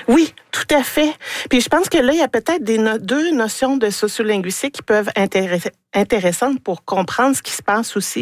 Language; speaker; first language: French; native; French